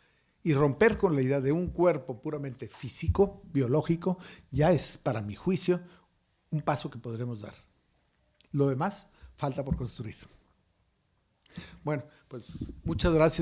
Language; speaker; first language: Spanish; native; Spanish